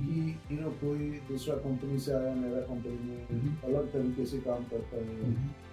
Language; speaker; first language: Hindi; non-native, local second language; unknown